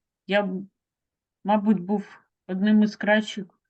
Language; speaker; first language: Ukrainian; non-native, local second language; Russian